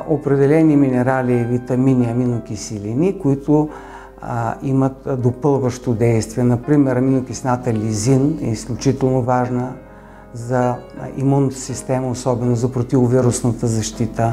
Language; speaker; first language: Bulgarian; native; Bulgarian